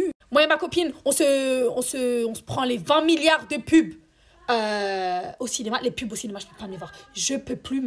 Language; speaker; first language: French; native; French